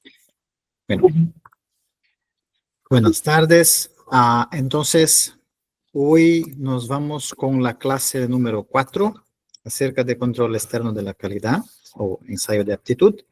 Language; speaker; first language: Spanish; non-native, fluent; Portuguese